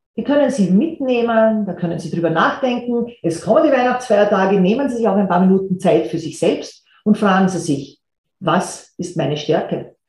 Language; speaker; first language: German; native; German